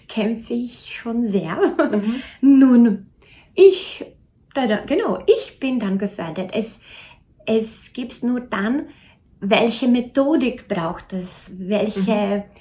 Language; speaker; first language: German; non-native, learner; Czech